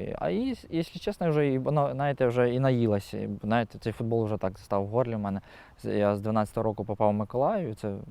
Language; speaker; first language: Ukrainian; native; Ukrainian